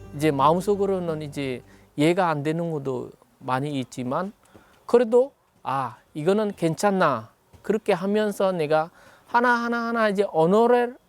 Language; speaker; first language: Korean; non-native, fluent; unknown